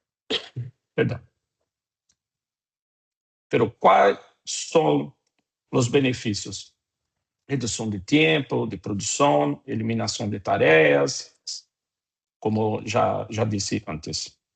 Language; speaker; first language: Portuguese; non-native, fluent; Spanish